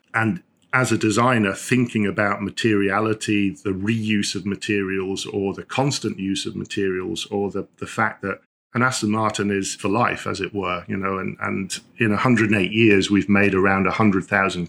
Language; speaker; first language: English; native; English